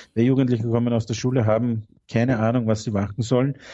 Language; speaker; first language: German; native; German